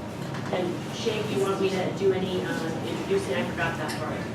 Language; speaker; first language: English; native; English